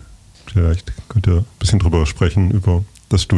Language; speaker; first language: German; native; German